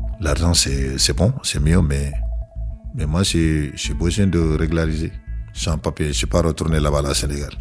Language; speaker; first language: French; non-native, learner; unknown